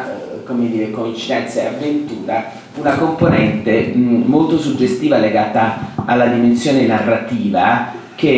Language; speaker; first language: Italian; native; Italian